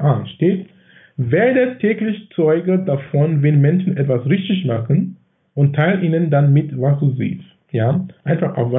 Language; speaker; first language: German; non-native, fluent; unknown